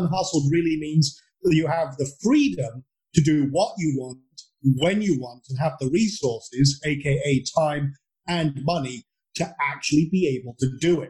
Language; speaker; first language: English; native; English